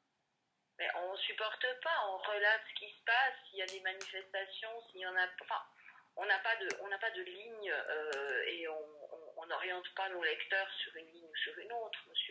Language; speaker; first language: French; native; French